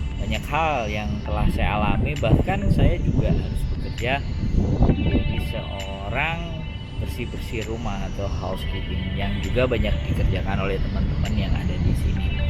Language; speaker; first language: Indonesian; native; Indonesian